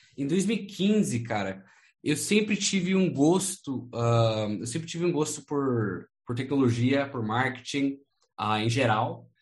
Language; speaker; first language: Portuguese; non-native, fluent; English